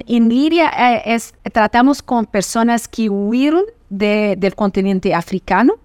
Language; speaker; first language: Spanish; non-native, fluent; Portuguese